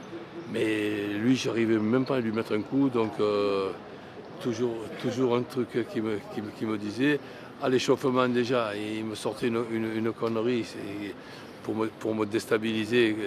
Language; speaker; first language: French; native; French